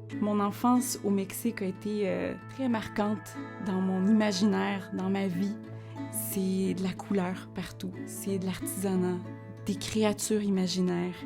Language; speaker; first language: French; non-native, fluent; Spanish